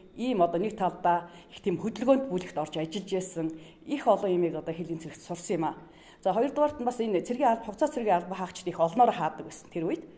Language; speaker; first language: Mongolian; native; Mongolian